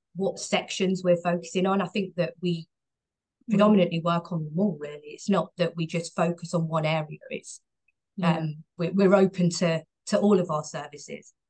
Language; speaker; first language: English; native; English